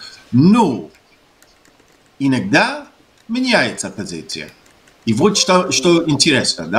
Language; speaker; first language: Russian; non-native, fluent; English